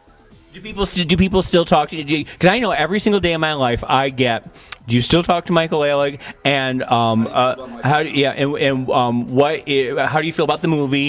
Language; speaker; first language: English; native; English